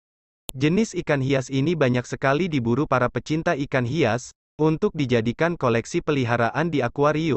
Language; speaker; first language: Indonesian; native; Indonesian